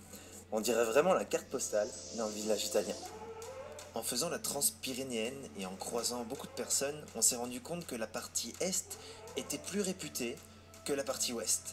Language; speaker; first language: French; native; French